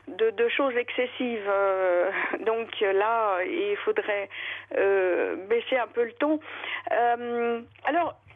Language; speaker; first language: French; native; French